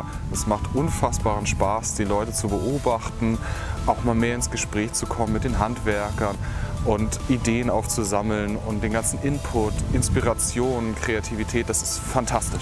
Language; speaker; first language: German; native; German